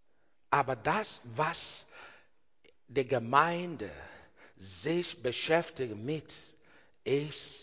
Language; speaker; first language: German; non-native, learner; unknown